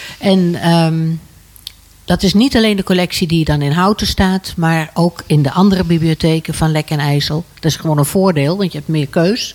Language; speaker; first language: Dutch; native; Dutch